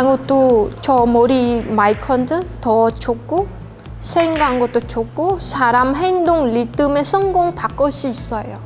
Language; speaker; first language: Korean; non-native, learner; Khmer